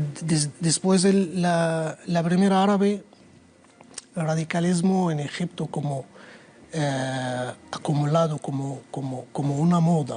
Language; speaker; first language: Spanish; non-native, learner; Arabic